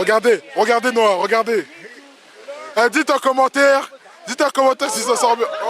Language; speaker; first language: French; native; French